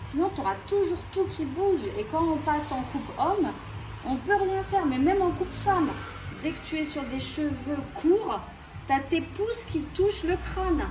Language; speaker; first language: French; native; French